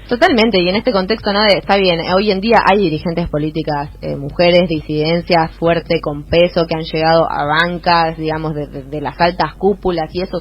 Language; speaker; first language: Spanish; native; Spanish